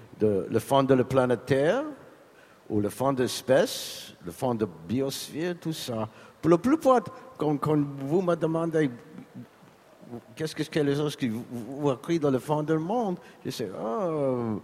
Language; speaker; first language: French; non-native, learner; English